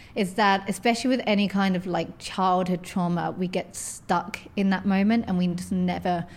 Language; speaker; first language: English; native; English